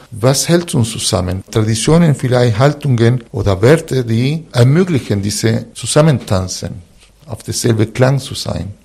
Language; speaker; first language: German; non-native, fluent; Spanish